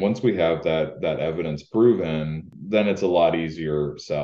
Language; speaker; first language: English; native; English